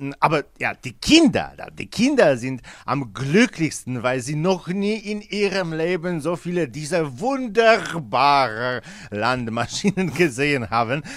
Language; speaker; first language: German; non-native, fluent; Polish